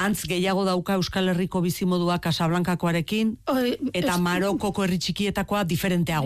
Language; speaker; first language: Basque; native; Basque